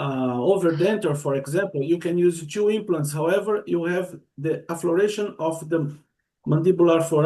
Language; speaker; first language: English; non-native, learner; Portuguese